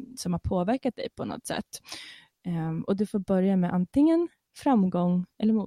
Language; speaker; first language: Swedish; native; Swedish